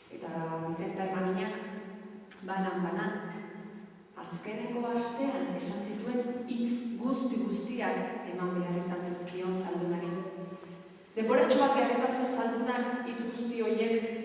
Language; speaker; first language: Basque; native; Basque